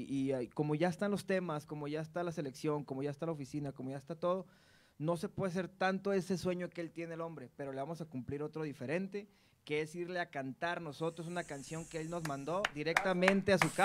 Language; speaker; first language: Spanish; native; Spanish